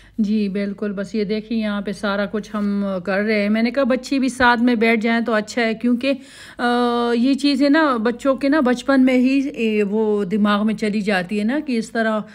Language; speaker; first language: Urdu; native; Urdu